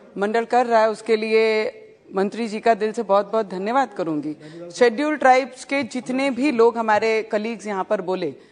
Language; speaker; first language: Hindi; non-native, local second language; Punjabi